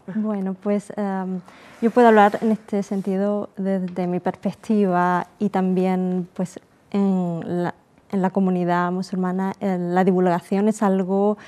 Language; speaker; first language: Spanish; native; Spanish